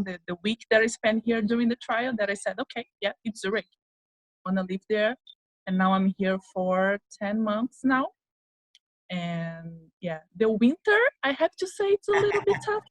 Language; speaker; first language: English; non-native, fluent; Portuguese